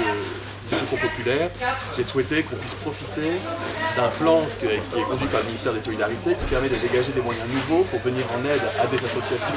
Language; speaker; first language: French; native; French